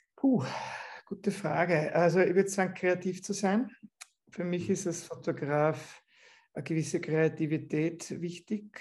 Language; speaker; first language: German; native; German